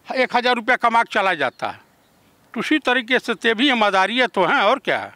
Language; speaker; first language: Hindi; native; Hindi